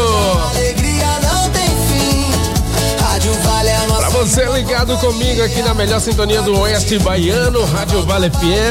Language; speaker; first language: Portuguese; native; Portuguese